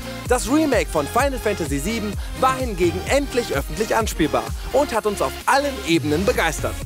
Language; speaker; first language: German; native; German